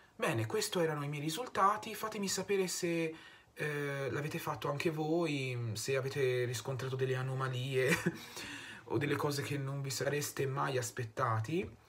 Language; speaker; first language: Italian; native; Italian